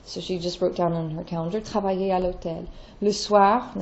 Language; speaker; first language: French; non-native, fluent; English